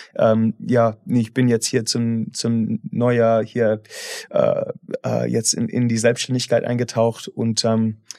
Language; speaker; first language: German; non-native, fluent; English